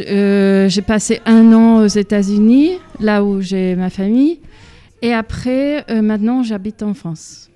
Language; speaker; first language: French; non-native, fluent; English